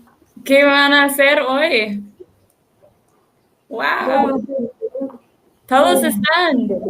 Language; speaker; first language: Spanish; non-native, learner; English